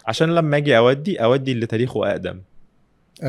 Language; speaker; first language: Arabic; native; Arabic